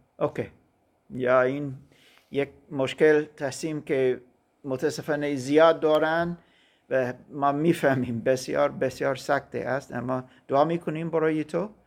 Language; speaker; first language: Persian; non-native, learner; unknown